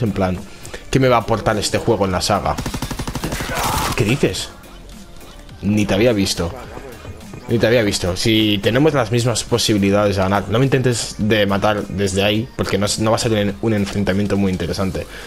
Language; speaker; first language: Spanish; native; Spanish